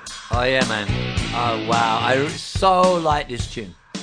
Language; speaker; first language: English; native; English